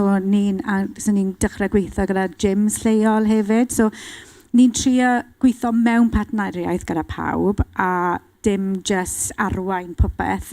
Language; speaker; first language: Welsh; non-native, local second language; English